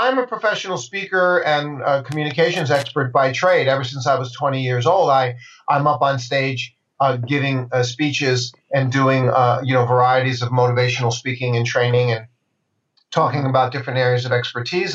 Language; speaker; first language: English; native; English